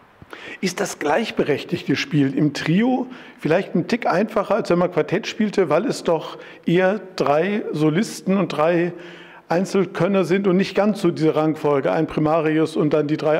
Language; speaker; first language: German; native; German